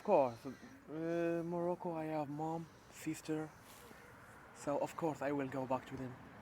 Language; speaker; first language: English; non-native, learner; Arabic